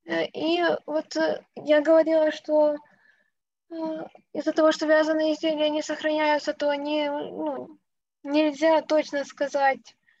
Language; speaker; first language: Russian; native; Russian